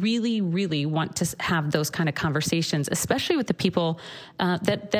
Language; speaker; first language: English; native; English